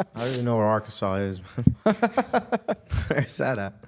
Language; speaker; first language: English; native; English